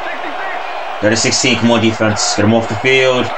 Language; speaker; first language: English; native; English